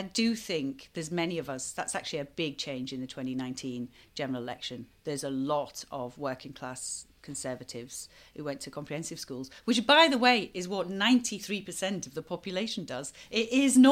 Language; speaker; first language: English; native; English